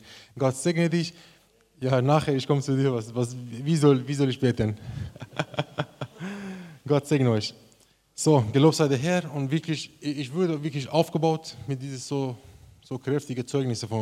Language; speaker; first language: German; non-native, learner; Persian